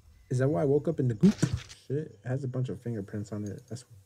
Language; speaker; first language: English; native; English